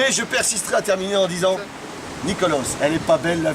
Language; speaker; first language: French; native; French